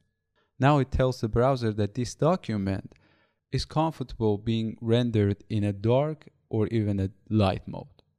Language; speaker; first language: English; non-native, fluent; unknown